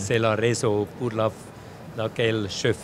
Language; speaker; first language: French; non-native, local second language; German